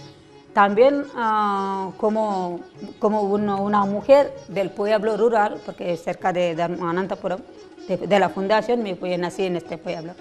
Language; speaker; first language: Spanish; non-native, learner; Telugu